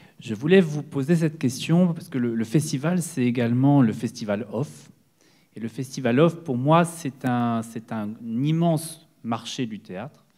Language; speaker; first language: French; native; French